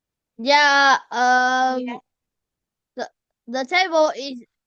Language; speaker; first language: English; non-native, learner; Vietnamese